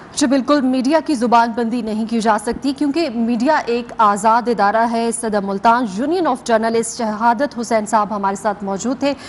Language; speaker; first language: Urdu; native; Urdu